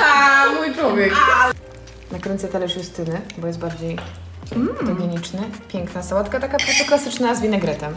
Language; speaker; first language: Polish; native; Polish